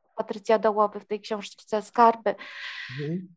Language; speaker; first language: Polish; native; Polish